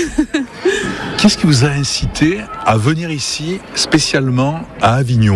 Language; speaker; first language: French; native; French